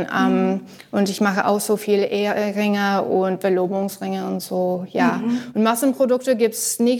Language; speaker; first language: German; non-native, learner; English